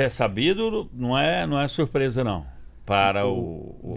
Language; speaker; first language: Portuguese; native; Portuguese